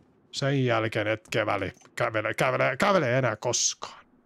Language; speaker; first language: Finnish; native; Finnish